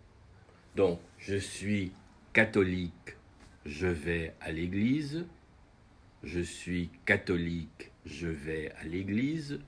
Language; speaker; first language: French; non-native, fluent; Portuguese